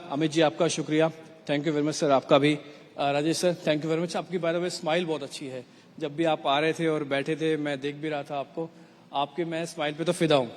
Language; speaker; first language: Hindi; native; Hindi